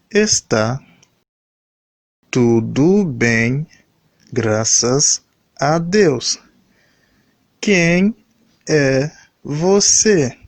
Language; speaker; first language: Portuguese; non-native, learner; Haitian Creole